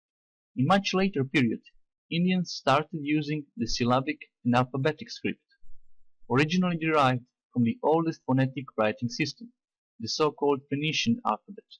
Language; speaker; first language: English; non-native, fluent; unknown